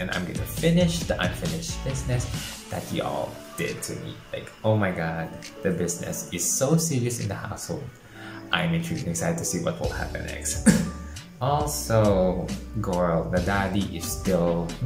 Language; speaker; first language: English; non-native, local second language; Filipino